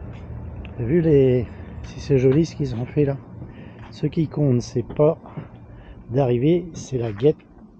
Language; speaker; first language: French; native; French